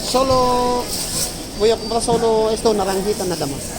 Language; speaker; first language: Spanish; non-native, learner; Iloko